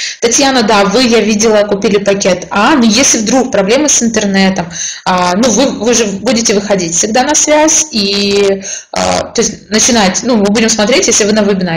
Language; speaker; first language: Russian; native; Russian